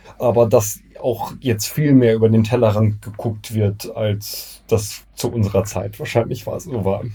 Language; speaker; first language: German; native; German